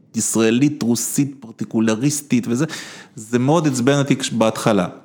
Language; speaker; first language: Hebrew; early bilingual, other home language; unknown